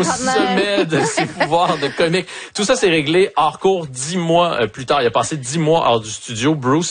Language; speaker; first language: French; native; French